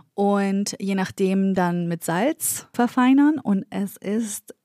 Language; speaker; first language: German; early bilingual, other home language; Central Kurdish